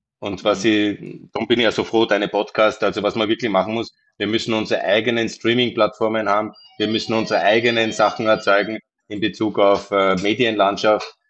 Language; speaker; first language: German; native; German